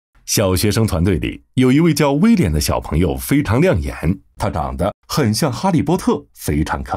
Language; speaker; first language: Chinese; native; Chinese